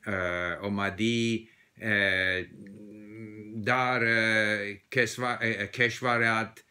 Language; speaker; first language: Persian; non-native, learner; English